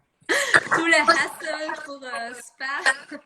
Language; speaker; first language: French; non-native, fluent; Dutch